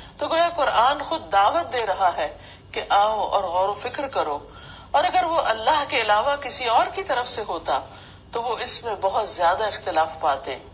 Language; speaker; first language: Urdu; native; Urdu